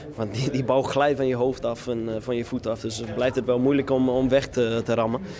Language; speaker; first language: Dutch; non-native, fluent; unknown